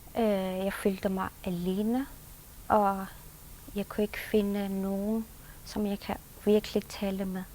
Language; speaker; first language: Danish; non-native, local second language; Kalaallisut